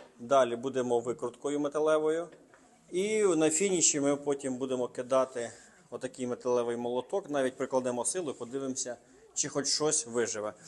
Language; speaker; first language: Ukrainian; non-native, local second language; Russian